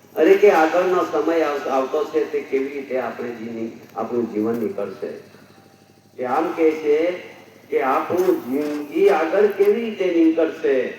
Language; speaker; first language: Gujarati; non-native, local second language; Bhili